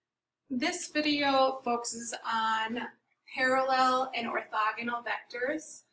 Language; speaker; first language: English; native; English